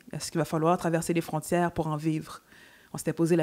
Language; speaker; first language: French; native; French